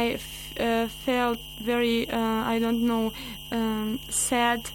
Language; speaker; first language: English; non-native, learner; Bosnian